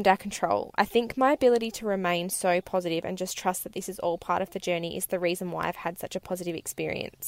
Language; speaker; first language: English; native; English